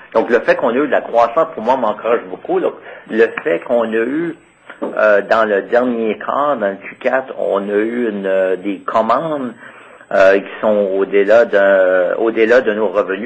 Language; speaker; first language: French; native; French